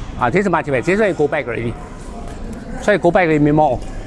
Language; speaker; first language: English; non-native, learner; Chinese